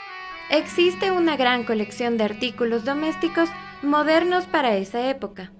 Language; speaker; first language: Spanish; native; Spanish